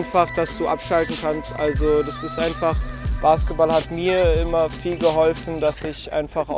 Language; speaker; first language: German; early bilingual, other home language; Turkish